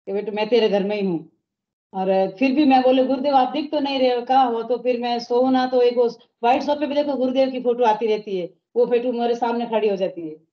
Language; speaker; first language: Hindi; native; Hindi